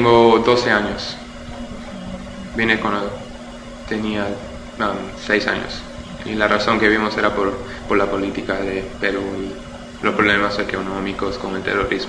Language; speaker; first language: Spanish; early bilingual, heritage; Spanish